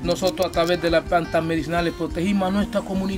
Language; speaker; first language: Spanish; native; Spanish